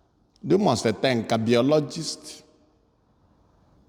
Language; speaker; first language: Swedish; non-native, fluent; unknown